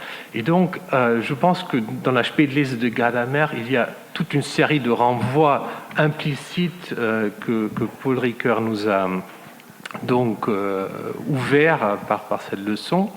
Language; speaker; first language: French; non-native, fluent; German